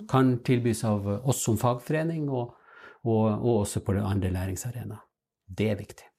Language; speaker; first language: Norwegian; native; Norwegian